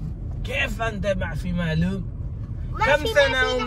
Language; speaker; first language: Arabic; non-native, learner; Sindhi